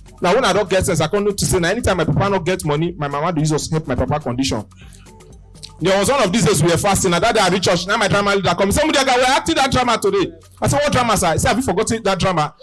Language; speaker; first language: Nigerian Pidgin; native; Nigerian Pidgin